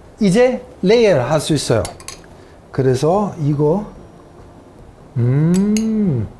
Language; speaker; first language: Korean; non-native, learner; Italian